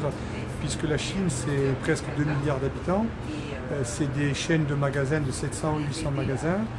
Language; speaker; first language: French; native; French